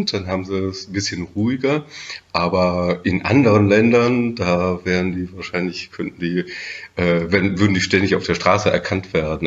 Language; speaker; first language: German; native; German